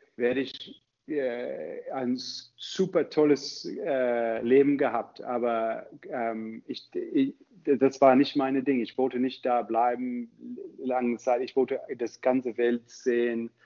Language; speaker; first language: German; non-native, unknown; English